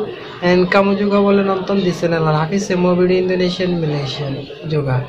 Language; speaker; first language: Indonesian; non-native, learner; Bangla